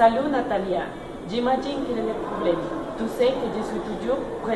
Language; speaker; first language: French; non-native, learner; Spanish